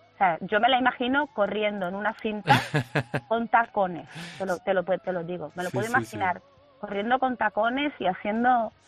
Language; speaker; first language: Spanish; native; Spanish